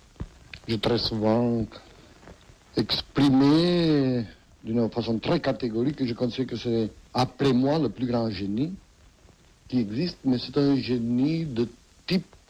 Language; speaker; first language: French; non-native, fluent; Catalan